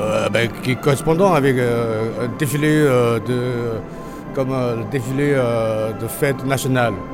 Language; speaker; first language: French; non-native, learner; Chinese